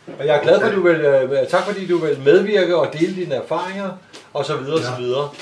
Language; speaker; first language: Danish; native; Danish